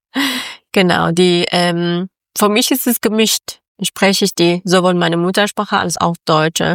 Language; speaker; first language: German; non-native, learner; Persian